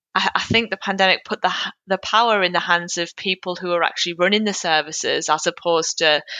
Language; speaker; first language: English; native; English